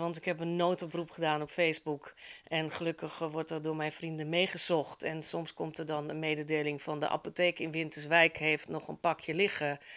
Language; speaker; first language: Dutch; native; Dutch